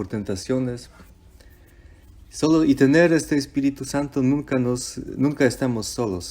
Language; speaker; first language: Spanish; non-native, fluent; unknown